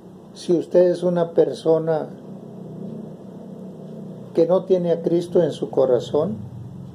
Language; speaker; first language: Spanish; native; Spanish